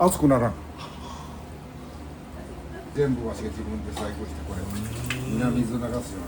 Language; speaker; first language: Japanese; native; Japanese